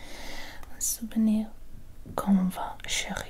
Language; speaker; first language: French; non-native, learner; Spanish